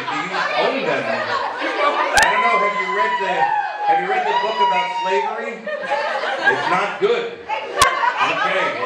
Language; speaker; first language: English; native; English